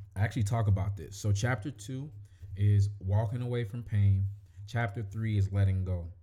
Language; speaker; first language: English; native; English